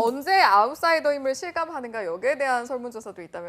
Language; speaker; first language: Korean; native; Korean